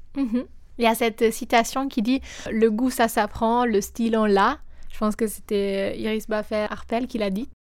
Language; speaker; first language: French; non-native, fluent; Italian